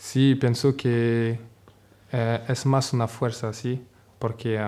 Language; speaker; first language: Spanish; non-native, learner; French